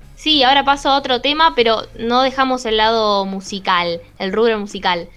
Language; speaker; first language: Spanish; native; Spanish